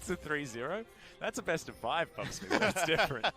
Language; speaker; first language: English; native; English